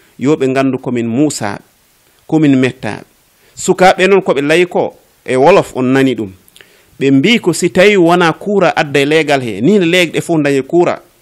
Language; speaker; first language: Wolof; non-native, local second language; Fula